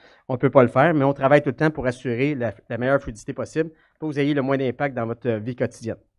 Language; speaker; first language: French; native; French